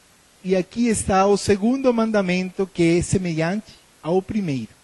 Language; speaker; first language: Portuguese; non-native, learner; Spanish